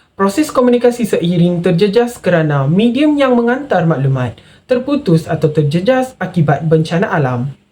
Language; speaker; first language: Malay; non-native, local second language; Tamil